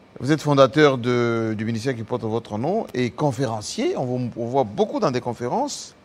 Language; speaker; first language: French; non-native, local second language; Lingala